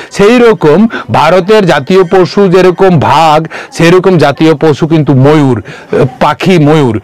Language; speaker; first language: Bangla; non-native, local second language; Kok Borok